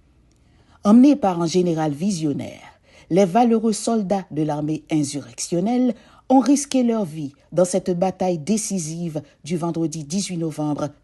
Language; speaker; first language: French; non-native, local second language; Haitian Creole